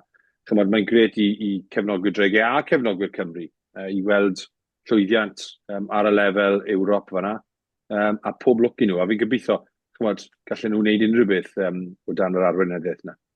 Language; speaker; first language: Welsh; native; Welsh